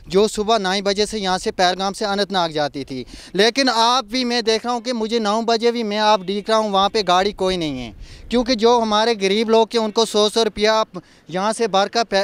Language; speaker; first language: Hindi; non-native, local second language; Kashmiri